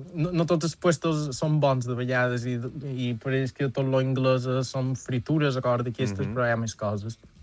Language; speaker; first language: Catalan; native; Catalan